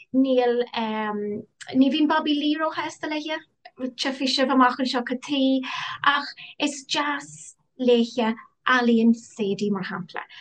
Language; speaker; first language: Irish; non-native, local second language; English